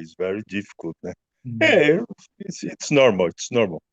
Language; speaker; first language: English; non-native, learner; Portuguese